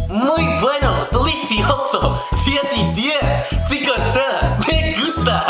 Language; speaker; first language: Spanish; non-native, learner; English